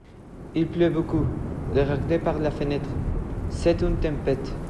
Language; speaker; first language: French; non-native, learner; Spanish